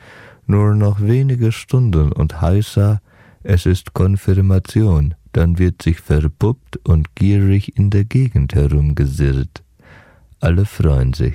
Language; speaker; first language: German; native; German